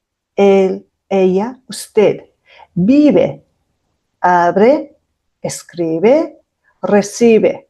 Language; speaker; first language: Spanish; non-native, fluent; Mongolian